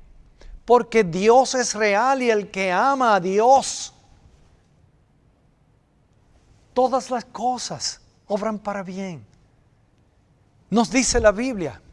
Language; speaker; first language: Spanish; native; Spanish